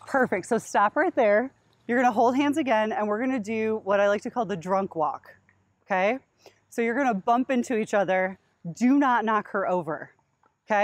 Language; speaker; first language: English; native; English